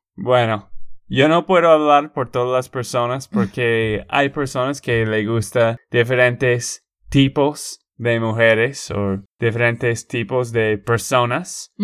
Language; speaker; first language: Spanish; non-native, fluent; English